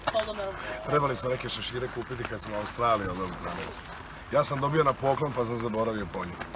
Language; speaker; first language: Bosnian; native; Bosnian